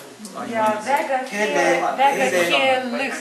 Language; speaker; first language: Estonian; non-native, learner; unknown